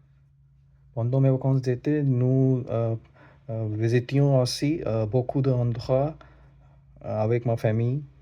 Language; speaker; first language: French; non-native, learner; Hindi